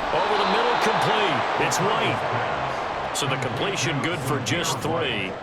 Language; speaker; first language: English; native; English